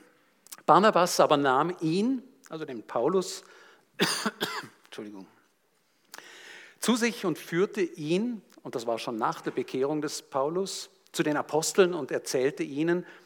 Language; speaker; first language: German; native; German